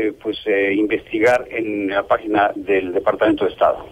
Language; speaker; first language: Spanish; native; Spanish